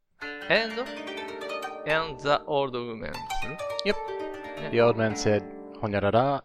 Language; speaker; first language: English; non-native, learner; Japanese